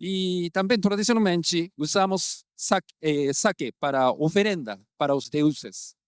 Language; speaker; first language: Portuguese; non-native, fluent; Japanese